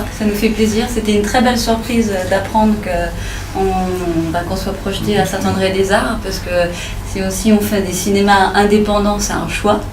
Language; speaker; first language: French; native; French